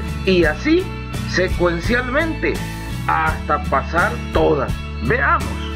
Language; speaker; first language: Spanish; native; Spanish